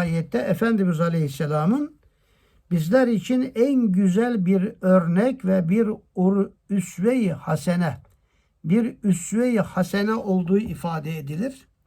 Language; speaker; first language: Turkish; native; Turkish